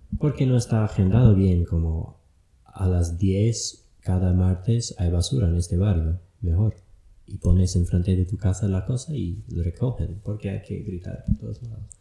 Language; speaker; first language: Spanish; non-native, fluent; English